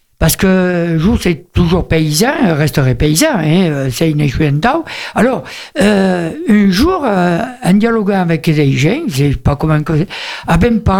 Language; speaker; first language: French; native; French